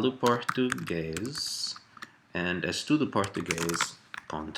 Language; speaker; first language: Portuguese; non-native, learner; English